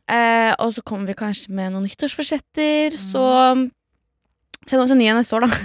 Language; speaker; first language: Norwegian; early bilingual, other home language; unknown